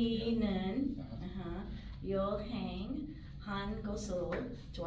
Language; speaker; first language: Korean; non-native, learner; English